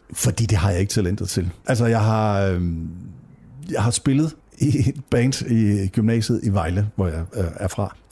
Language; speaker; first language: Danish; native; Danish